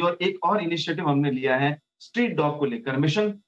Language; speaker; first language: Hindi; native; Hindi